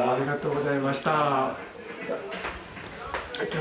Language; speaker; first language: Japanese; non-native, learner; Korean